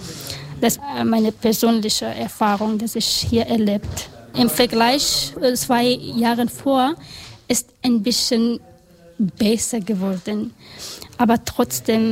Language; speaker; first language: German; non-native, learner; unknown